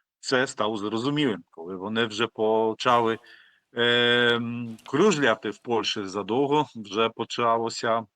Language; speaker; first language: Polish; non-native, learner; Ukrainian